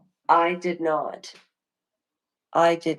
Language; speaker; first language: English; native; English